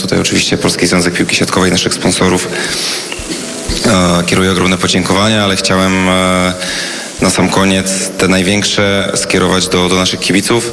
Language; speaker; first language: Polish; native; Polish